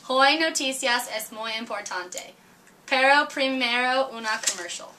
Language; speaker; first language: Spanish; non-native, learner; English